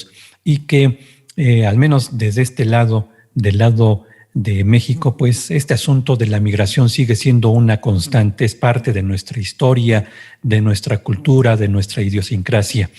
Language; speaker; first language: Spanish; native; Spanish